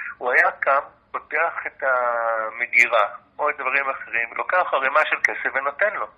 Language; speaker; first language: Hebrew; native; Hebrew